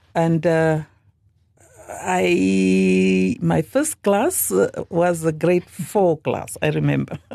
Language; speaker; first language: English; non-native, local second language; Afrikaans